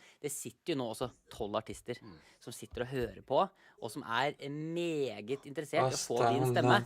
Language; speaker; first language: Norwegian; native; Norwegian